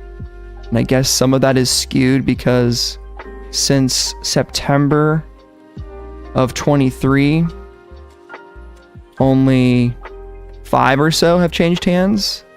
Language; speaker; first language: English; native; English